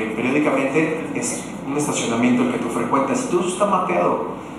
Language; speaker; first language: Spanish; native; Spanish